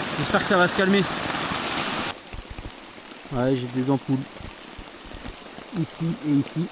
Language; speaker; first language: French; native; French